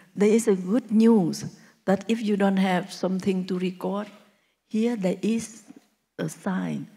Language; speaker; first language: English; non-native, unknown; Vietnamese